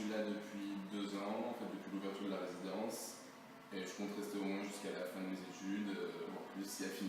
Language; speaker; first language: French; native; French